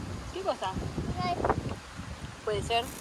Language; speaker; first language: Spanish; native; Spanish